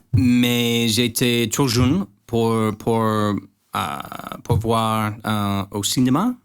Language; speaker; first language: French; non-native, learner; English